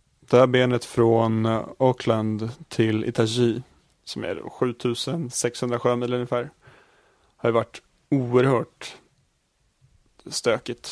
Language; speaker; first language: Swedish; native; Swedish